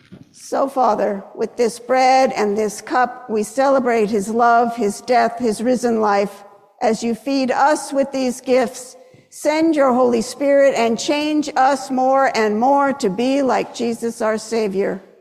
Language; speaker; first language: English; native; English